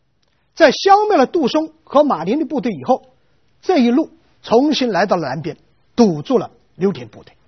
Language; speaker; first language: Chinese; native; Chinese